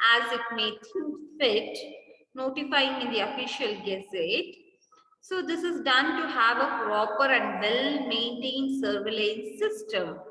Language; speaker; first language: English; non-native, local second language; Kannada